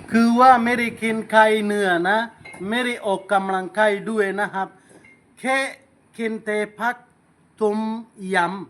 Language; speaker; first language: Thai; native; Thai